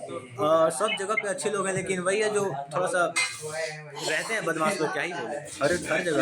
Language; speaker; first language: Hindi; native; Hindi